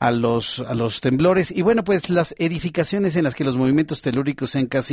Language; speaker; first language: Spanish; native; Spanish